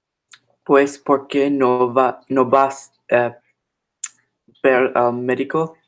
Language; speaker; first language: Spanish; non-native, learner; English